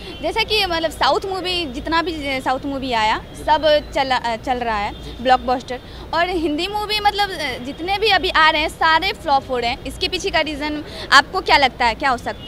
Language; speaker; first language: Hindi; native; Hindi